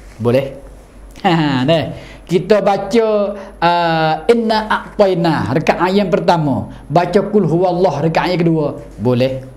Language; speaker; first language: Malay; native; Malay